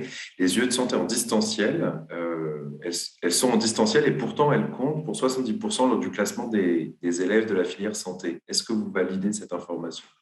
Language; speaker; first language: French; native; French